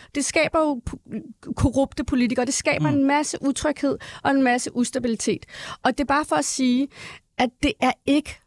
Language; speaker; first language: Danish; early bilingual, other home language; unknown